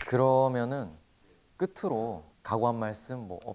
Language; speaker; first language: Korean; native; Korean